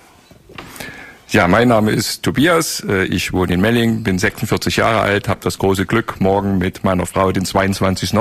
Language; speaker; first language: German; native; German